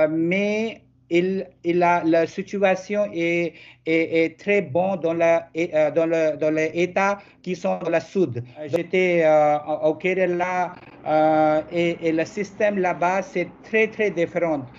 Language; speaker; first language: French; non-native, learner; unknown